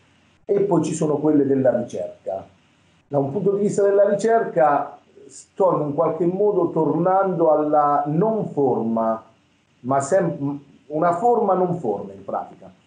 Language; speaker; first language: Italian; native; Italian